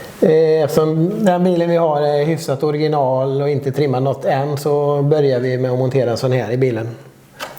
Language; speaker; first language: Swedish; native; Swedish